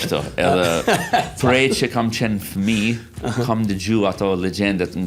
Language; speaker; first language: Albanian; non-native, fluent; English